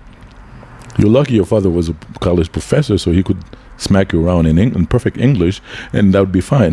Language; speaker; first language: English; native; English